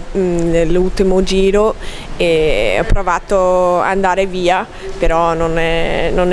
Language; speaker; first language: Italian; non-native, learner; English